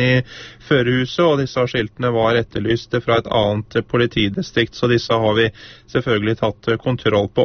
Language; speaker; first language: Norwegian; native; Norwegian